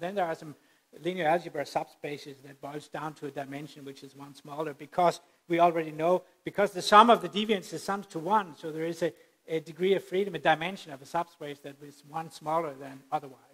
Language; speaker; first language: English; non-native, fluent; Danish